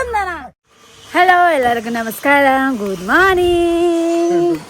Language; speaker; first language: Malayalam; non-native, learner; Nepali